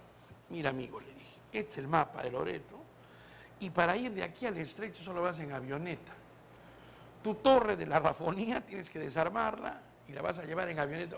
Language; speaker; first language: Spanish; native; Spanish